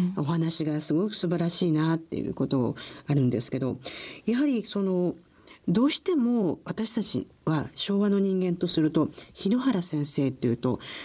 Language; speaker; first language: Japanese; native; Japanese